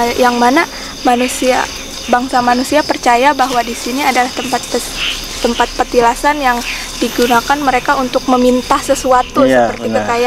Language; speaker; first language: Indonesian; native; Indonesian